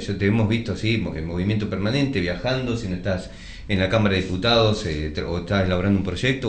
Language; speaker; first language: Spanish; native; Spanish